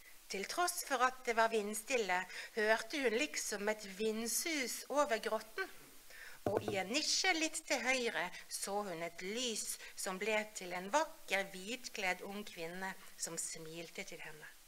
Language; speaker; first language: Norwegian; native; Norwegian